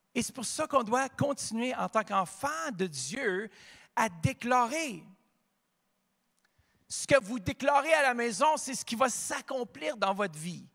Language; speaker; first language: French; native; French